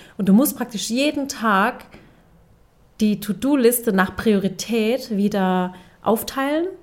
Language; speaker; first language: German; early bilingual, other home language; Turkish